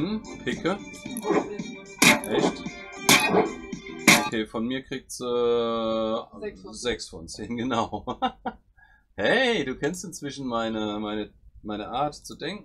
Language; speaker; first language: German; native; German